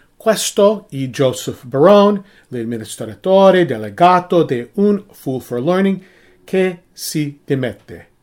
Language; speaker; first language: Italian; non-native, learner; English